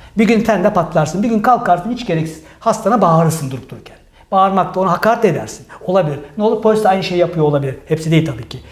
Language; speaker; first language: Turkish; early bilingual, heritage; Turkish